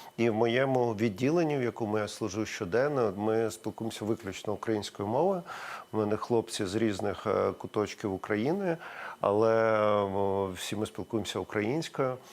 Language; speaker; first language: Ukrainian; non-native, local second language; Russian